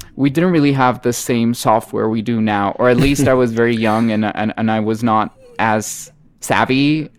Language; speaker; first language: English; non-native, fluent; Spanish